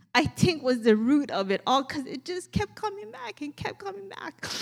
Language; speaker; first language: English; native; English